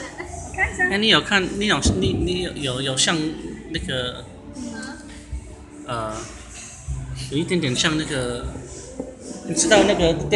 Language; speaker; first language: Chinese; non-native, learner; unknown